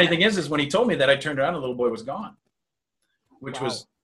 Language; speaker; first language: English; native; English